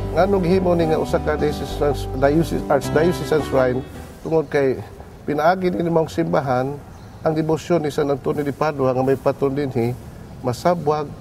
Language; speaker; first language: Cebuano; native; Cebuano